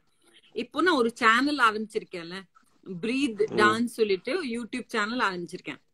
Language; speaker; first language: Tamil; non-native, local second language; Assamese